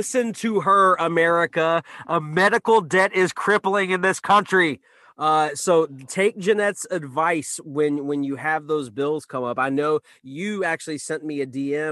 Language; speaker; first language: English; native; English